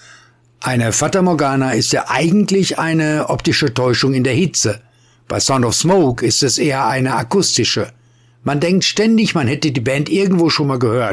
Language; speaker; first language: German; native; German